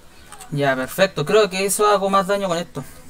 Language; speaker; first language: Spanish; native; Spanish